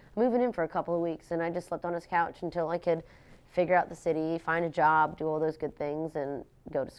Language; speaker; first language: English; native; English